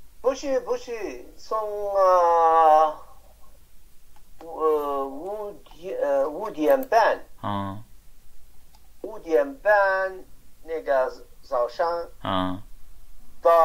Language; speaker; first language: Chinese; non-native, learner; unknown